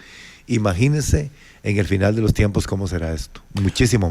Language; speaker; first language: Spanish; native; Spanish